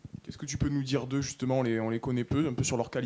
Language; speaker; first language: French; native; French